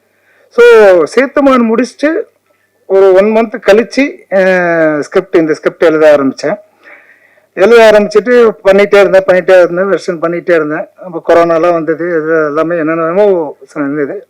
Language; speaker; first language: Tamil; native; Tamil